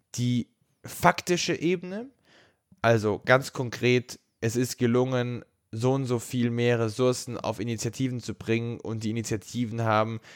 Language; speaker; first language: German; native; German